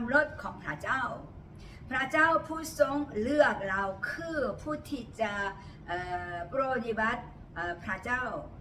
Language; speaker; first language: Thai; non-native, learner; Korean